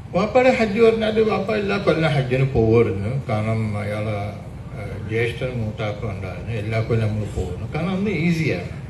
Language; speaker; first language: Malayalam; early bilingual, heritage; Malayalam